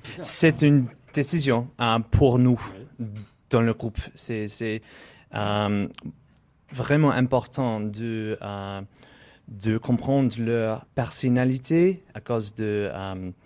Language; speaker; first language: French; non-native, learner; English